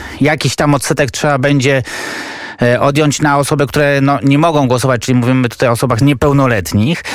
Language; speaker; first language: Polish; native; Polish